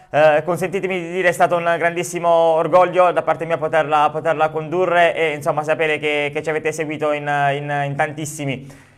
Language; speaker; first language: Italian; native; Italian